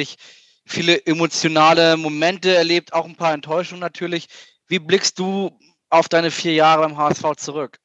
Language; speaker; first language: German; native; German